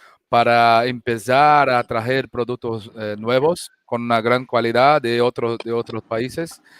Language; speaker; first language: Spanish; non-native, fluent; Portuguese